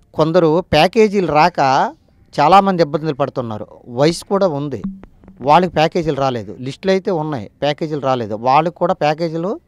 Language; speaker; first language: Telugu; native; Telugu